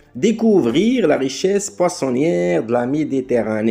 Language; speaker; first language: French; non-native, local second language; Arabic